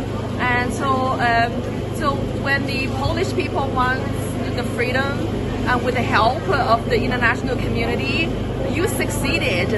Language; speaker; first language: English; non-native, fluent; Chinese